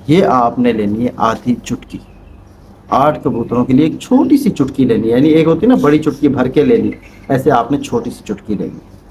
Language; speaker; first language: Urdu; non-native, local second language; Punjabi